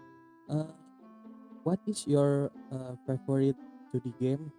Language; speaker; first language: English; non-native, learner; Indonesian